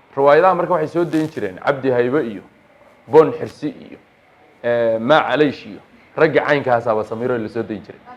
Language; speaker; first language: Somali; native; Somali